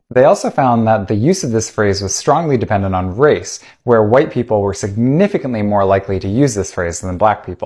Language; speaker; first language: English; native; English